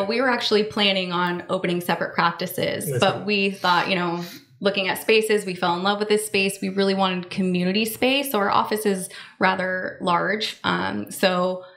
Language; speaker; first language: English; native; English